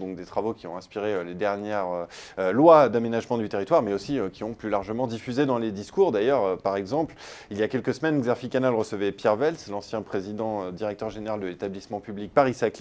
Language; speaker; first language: French; native; French